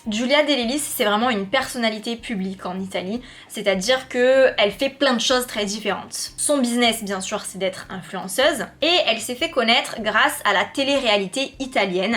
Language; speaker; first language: French; native; French